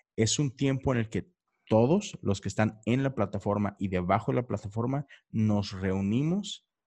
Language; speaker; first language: Spanish; native; Spanish